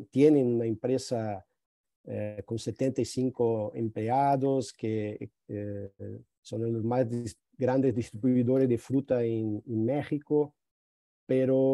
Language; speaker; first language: Spanish; non-native, fluent; Portuguese